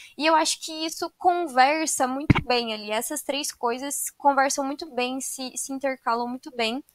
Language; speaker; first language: Portuguese; native; Portuguese